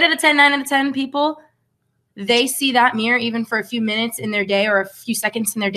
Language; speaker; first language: English; native; English